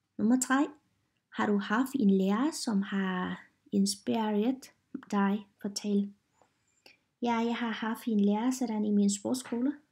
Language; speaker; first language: Danish; non-native, learner; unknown